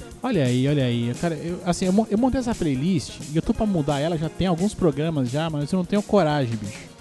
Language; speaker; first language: Portuguese; native; Portuguese